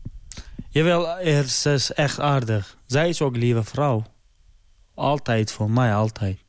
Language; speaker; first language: Dutch; non-native, learner; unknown